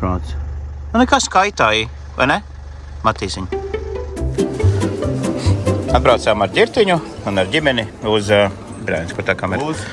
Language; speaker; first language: Latvian; native; Latvian